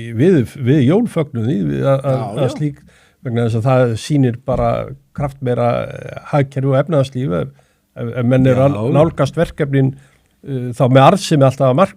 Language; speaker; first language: Icelandic; native; Icelandic